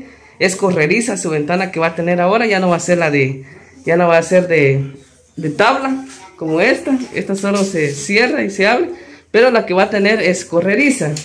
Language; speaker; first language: Spanish; native; Spanish